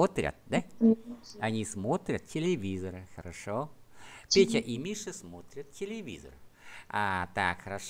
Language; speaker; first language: Russian; non-native, fluent; Vietnamese